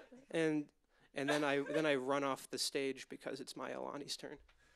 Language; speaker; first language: English; native; English